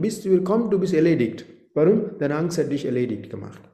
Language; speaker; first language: German; non-native, fluent; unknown